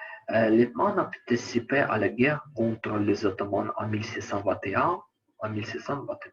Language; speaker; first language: French; non-native, learner; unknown